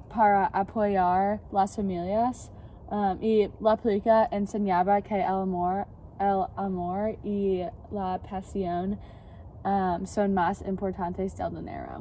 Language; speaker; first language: Spanish; non-native, learner; English